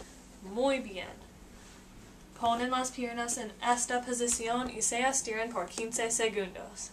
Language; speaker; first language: Spanish; non-native, learner; English